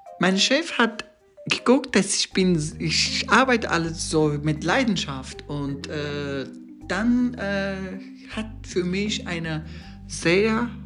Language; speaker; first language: German; non-native, learner; Persian